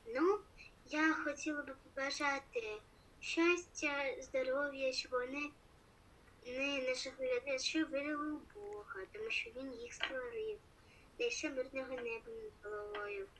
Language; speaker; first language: Ukrainian; non-native, local second language; Russian